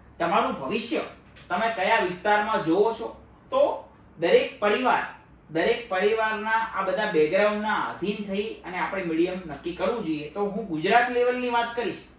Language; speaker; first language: Gujarati; native; Gujarati